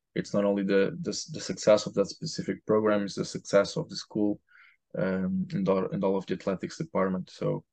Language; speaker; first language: English; non-native, fluent; Portuguese